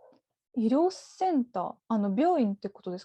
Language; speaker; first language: Japanese; non-native, fluent; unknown